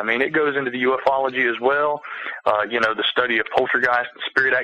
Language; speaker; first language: English; native; English